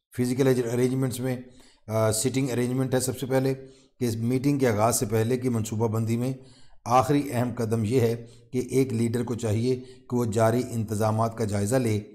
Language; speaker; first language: Urdu; non-native, local second language; Punjabi